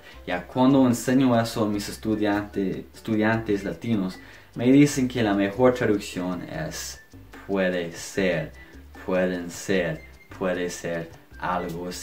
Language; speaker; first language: Spanish; non-native, fluent; English